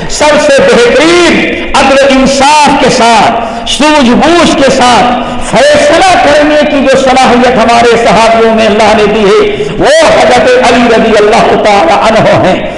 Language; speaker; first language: Urdu; native; Urdu